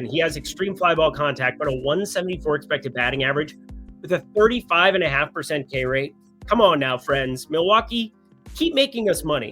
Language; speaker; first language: English; native; English